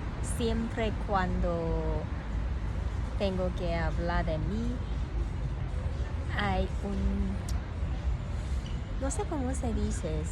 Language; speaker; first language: Spanish; non-native, learner; Cantonese